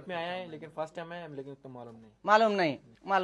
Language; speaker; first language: Hindi; non-native, learner; Bangla